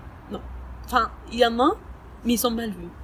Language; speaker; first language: French; early bilingual, other home language; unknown